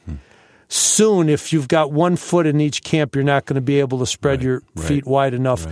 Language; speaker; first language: English; native; English